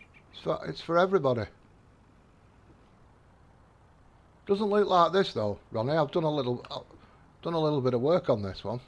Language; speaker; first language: English; native; English